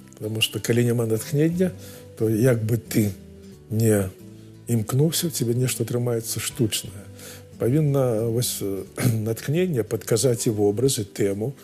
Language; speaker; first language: Belarusian; native; Belarusian